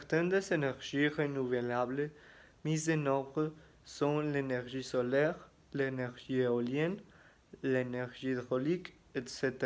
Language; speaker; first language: French; non-native, learner; Spanish